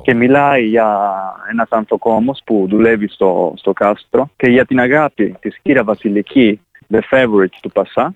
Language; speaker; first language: Greek; non-native, fluent; Italian